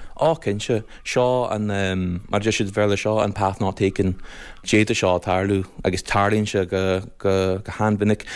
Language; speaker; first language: Irish; native; Irish